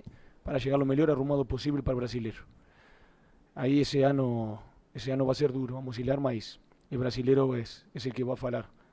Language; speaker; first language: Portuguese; non-native, learner; Spanish